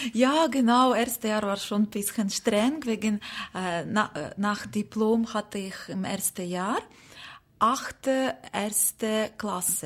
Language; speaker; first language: German; non-native, learner; Ukrainian